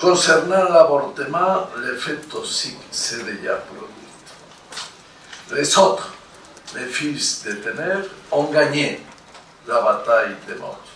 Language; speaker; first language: French; non-native, fluent; Spanish